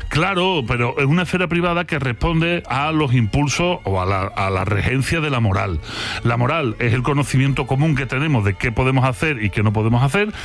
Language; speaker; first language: Spanish; native; Spanish